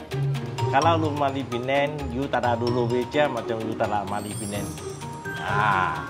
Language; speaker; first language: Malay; non-native, local second language; Min Nan Chinese